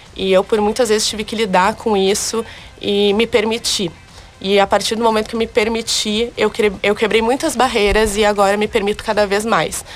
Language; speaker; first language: Portuguese; early bilingual, other home language; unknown